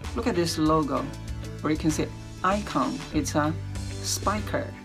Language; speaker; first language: English; non-native, fluent; Chinese